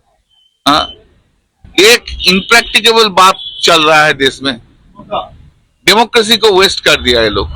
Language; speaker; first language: Hindi; non-native, local second language; Bangla